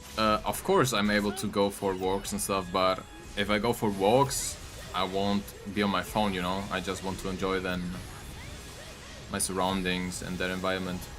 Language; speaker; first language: English; non-native, fluent; German